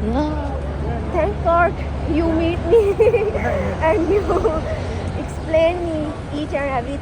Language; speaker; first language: English; non-native, learner; Urdu